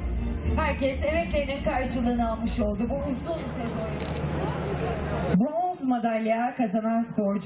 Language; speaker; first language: Turkish; native; Turkish